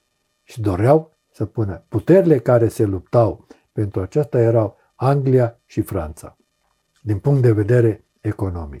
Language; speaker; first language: Romanian; native; Romanian